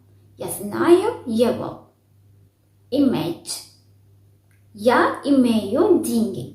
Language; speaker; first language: Russian; non-native, fluent; Sinhala